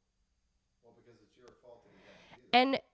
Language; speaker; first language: English; native; English